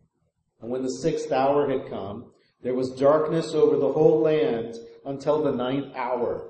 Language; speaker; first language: English; native; English